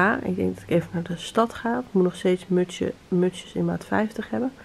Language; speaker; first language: Dutch; native; Dutch